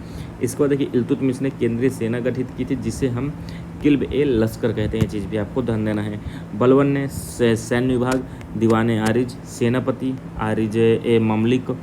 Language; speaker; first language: Hindi; native; Hindi